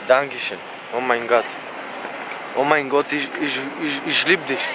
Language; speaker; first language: German; non-native, learner; Macedonian